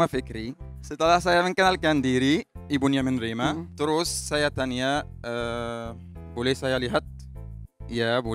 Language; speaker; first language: Indonesian; non-native, fluent; Arabic